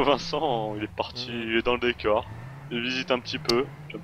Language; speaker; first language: French; native; French